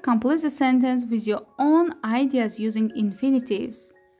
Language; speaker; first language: English; non-native, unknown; Azerbaijani